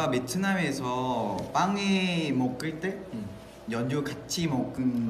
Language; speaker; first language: Korean; non-native, fluent; Vietnamese